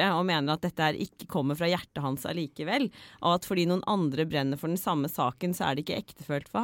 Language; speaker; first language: Norwegian; native; Norwegian